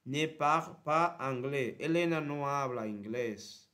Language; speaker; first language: French; non-native, learner; Spanish